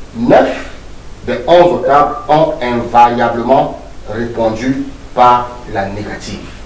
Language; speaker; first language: French; non-native, local second language; Duala